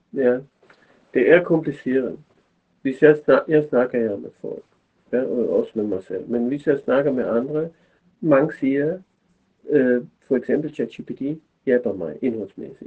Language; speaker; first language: Danish; non-native, fluent; German